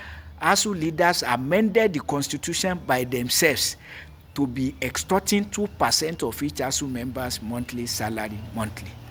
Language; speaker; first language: English; non-native, local second language; Yoruba